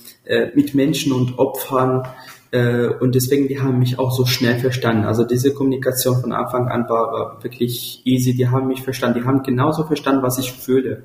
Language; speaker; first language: German; non-native, fluent; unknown